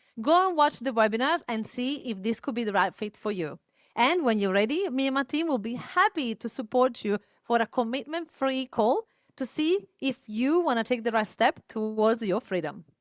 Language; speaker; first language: English; non-native, fluent; Italian